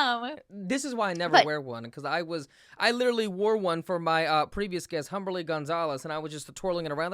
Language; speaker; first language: English; native; English